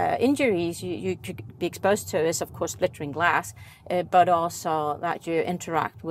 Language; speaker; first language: English; non-native, fluent; Swedish